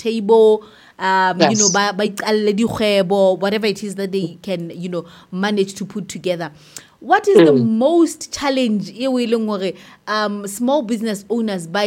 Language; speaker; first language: English; non-native, local second language; Southern Sotho